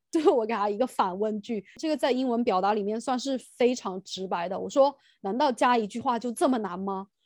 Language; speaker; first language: Chinese; native; Chinese